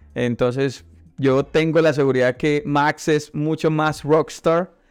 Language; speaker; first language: Spanish; native; Spanish